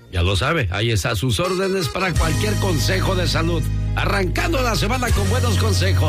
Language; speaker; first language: Spanish; native; Spanish